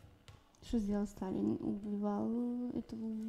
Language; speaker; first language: Russian; early bilingual, heritage; Russian